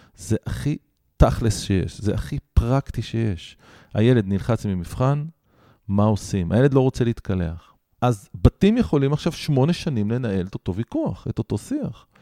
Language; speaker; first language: Hebrew; native; Hebrew